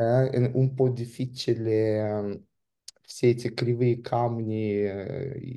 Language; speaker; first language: Italian; non-native, learner; Russian